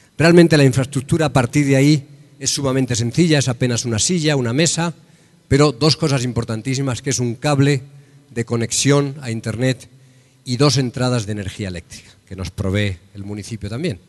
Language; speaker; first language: Spanish; native; Spanish